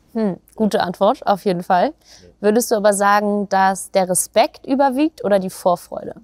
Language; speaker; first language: German; native; German